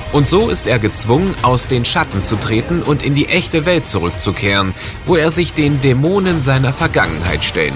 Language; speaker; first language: German; native; German